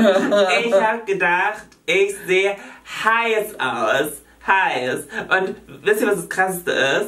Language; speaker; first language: German; native; German